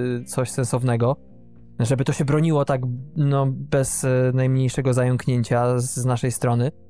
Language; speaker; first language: Polish; native; Polish